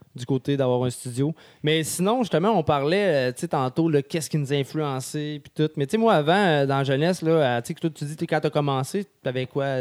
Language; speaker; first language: French; native; French